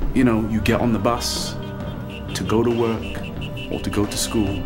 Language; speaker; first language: English; native; English